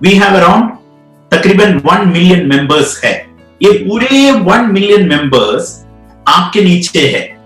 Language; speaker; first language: Hindi; non-native, local second language; Malayalam